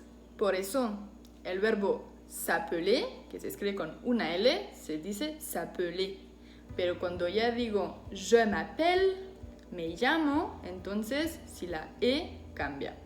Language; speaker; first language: Spanish; non-native, fluent; French